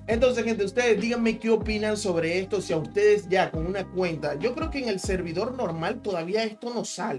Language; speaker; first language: Spanish; native; Spanish